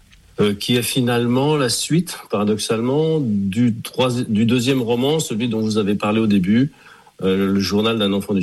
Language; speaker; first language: French; native; French